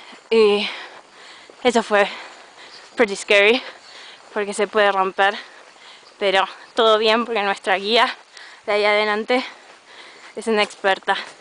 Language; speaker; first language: Spanish; native; Spanish